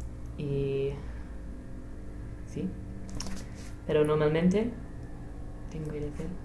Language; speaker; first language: Spanish; non-native, learner; English